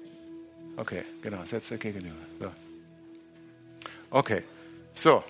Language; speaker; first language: German; native; German